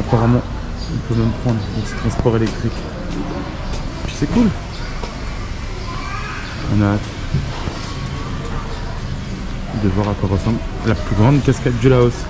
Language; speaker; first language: French; native; French